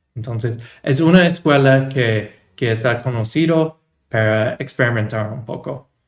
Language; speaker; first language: Spanish; non-native, fluent; English